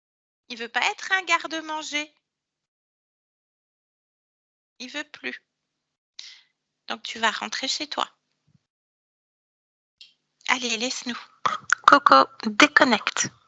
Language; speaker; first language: French; native; French